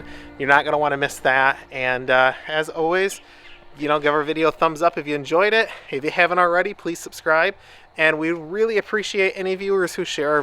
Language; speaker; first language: English; native; English